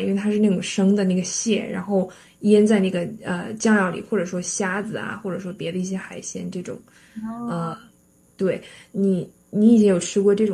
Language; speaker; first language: Chinese; native; Chinese